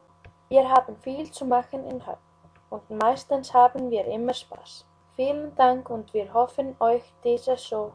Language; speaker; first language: German; non-native, learner; Icelandic